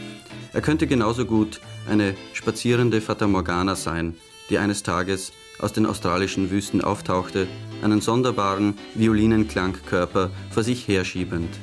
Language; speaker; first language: German; native; German